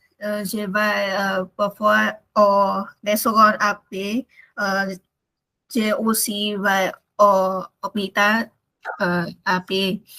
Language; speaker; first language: French; non-native, learner; Vietnamese